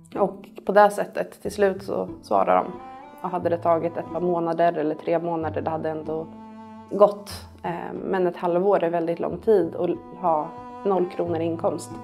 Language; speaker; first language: Swedish; native; Swedish